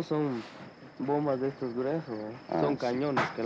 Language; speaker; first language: Spanish; native; Spanish